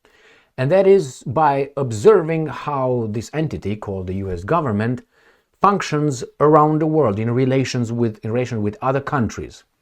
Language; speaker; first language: English; non-native, fluent; Romanian